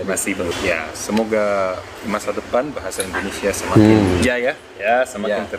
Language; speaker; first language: Indonesian; non-native, fluent; Arabic